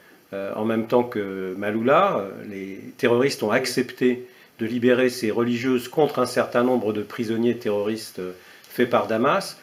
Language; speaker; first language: French; native; French